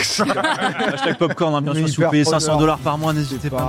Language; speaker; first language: French; native; French